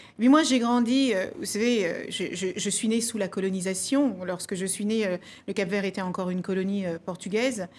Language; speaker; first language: French; early bilingual, other home language; Kabuverdianu